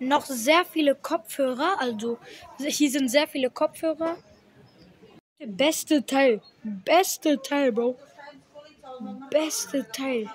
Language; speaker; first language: German; early bilingual, other home language; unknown